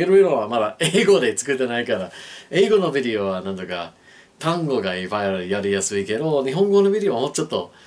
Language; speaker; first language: Japanese; non-native, learner; English